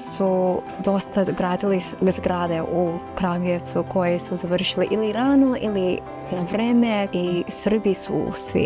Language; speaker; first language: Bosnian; non-native, fluent; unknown